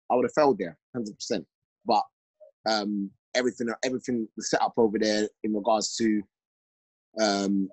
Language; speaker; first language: English; native; English